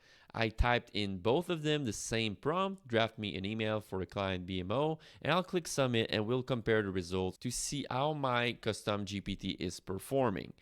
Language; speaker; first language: English; non-native, fluent; French